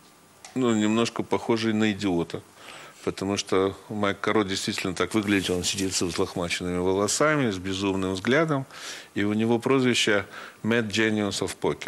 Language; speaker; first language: Russian; native; Russian